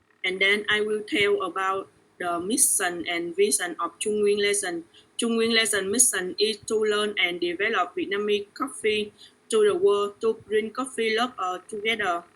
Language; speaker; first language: English; non-native, learner; Vietnamese